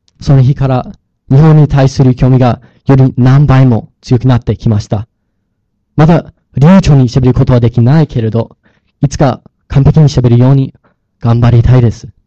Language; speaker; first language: Japanese; non-native, learner; English